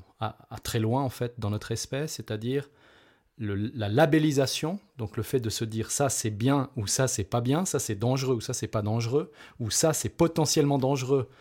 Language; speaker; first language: French; native; French